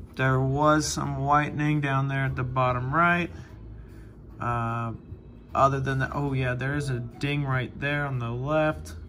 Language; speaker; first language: English; native; English